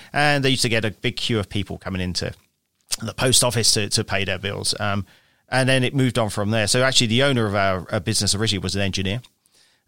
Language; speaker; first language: English; native; English